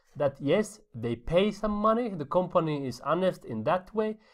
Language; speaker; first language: English; non-native, fluent; Finnish